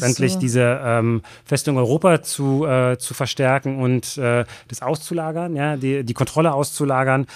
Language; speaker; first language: German; native; German